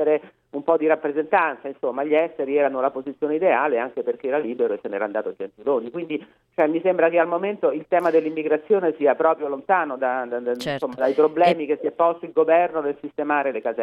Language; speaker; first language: Italian; native; Italian